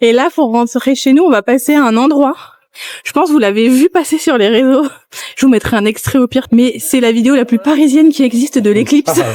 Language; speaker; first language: French; native; French